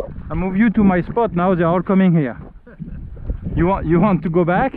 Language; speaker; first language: English; non-native, fluent; French